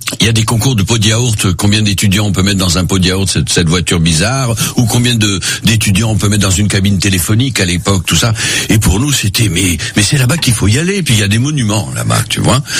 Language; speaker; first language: French; non-native, local second language; Spanish